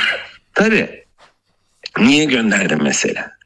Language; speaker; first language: Turkish; native; Turkish